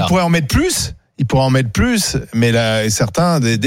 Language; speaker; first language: French; native; French